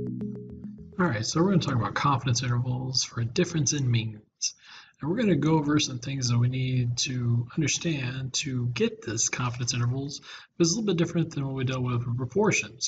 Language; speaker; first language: English; native; English